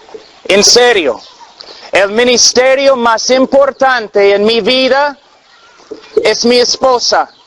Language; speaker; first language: Spanish; non-native, fluent; English